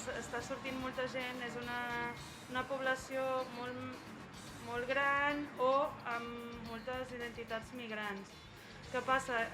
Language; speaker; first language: Catalan; non-native, fluent; Portuguese